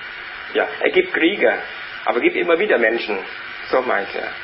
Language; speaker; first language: German; non-native, learner; Vietnamese